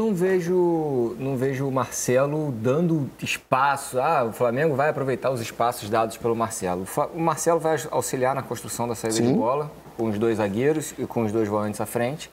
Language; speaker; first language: Portuguese; native; Portuguese